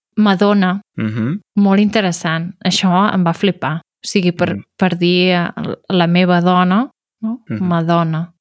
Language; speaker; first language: Catalan; native; Catalan